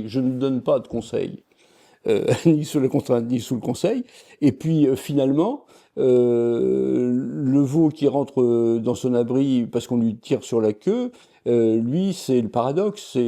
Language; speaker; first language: French; native; French